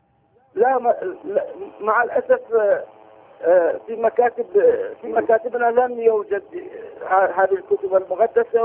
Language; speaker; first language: Arabic; non-native, learner; Persian